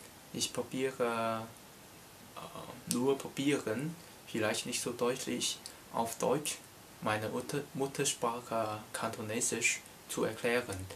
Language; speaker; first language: German; non-native, learner; Cantonese